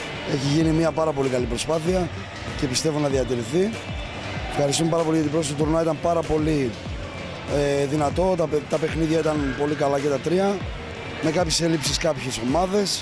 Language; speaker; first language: Greek; native; Greek